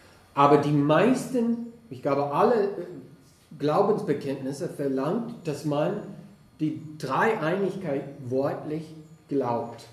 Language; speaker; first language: German; non-native, fluent; English